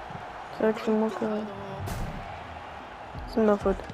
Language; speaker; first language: French; native; French